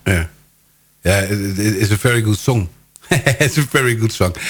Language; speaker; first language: English; non-native, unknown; Dutch